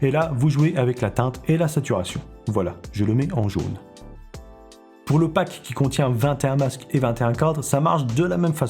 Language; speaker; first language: French; native; French